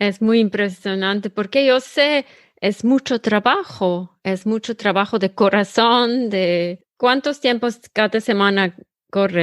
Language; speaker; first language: Spanish; non-native, learner; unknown